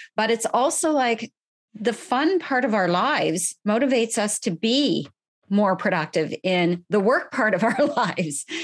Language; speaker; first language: English; native; English